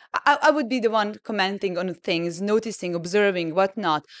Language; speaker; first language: English; non-native, fluent; Serbian